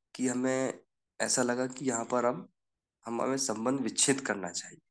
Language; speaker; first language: Hindi; native; Hindi